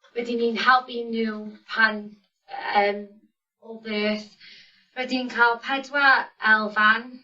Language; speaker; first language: Welsh; non-native, local second language; English